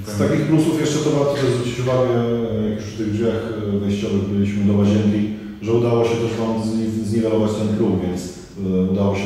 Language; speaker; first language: Polish; native; Polish